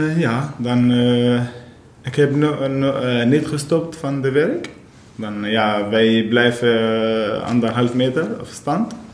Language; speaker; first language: Dutch; non-native, learner; Arabic